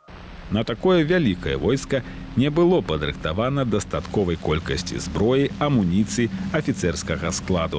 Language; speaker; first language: Belarusian; native; Belarusian